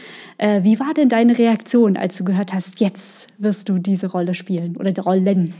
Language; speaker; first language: German; native; German